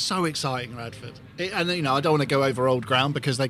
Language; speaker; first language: English; native; English